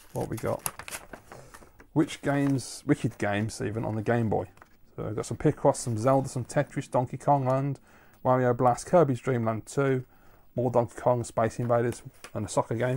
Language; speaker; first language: English; native; English